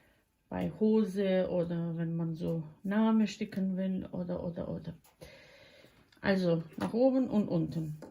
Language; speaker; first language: German; non-native, fluent; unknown